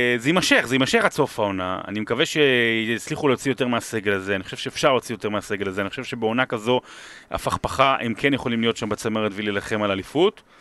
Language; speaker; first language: Hebrew; native; Hebrew